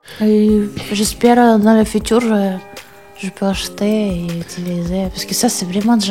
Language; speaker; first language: French; non-native, learner; Russian